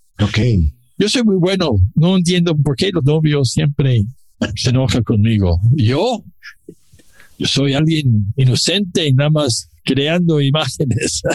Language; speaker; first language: Spanish; non-native, learner; English